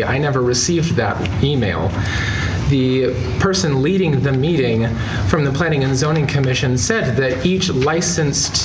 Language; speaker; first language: English; native; English